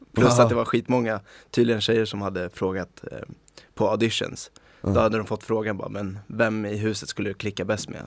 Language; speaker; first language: Swedish; native; Swedish